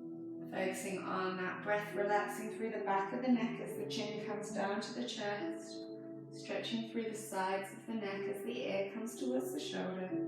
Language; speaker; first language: English; native; English